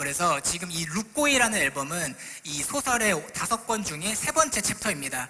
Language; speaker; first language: Korean; native; Korean